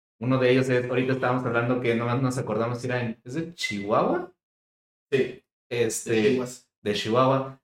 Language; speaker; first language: Spanish; native; Spanish